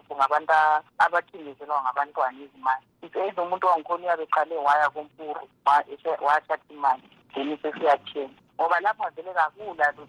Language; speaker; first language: Zulu; native; Zulu